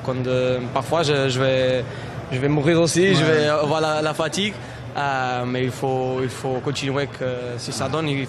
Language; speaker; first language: French; non-native, fluent; Portuguese